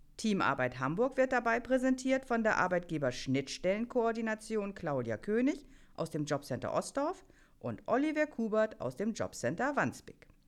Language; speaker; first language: German; native; German